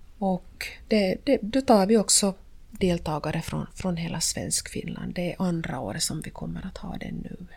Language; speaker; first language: Swedish; native; Swedish